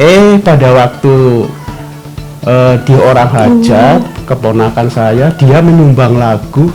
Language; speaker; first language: Indonesian; non-native, local second language; Javanese